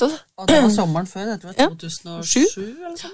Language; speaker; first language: Norwegian; native; Norwegian